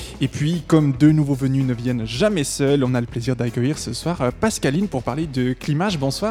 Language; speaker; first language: French; native; French